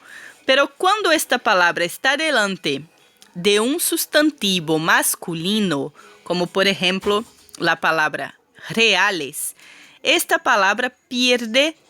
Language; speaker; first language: Spanish; non-native, fluent; Portuguese